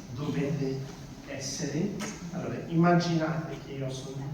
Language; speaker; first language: Italian; non-native, fluent; English